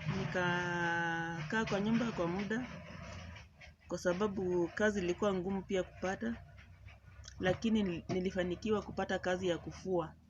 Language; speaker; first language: Swahili; non-native, local second language; Luyia